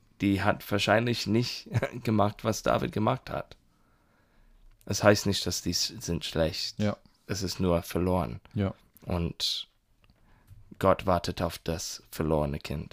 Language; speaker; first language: German; non-native, learner; English